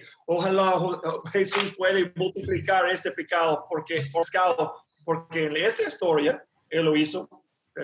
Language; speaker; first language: Spanish; non-native, learner; English